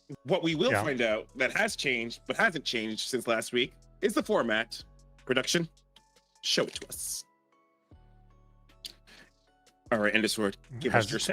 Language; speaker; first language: English; native; English